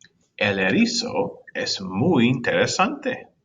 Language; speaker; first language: Spanish; non-native, fluent; English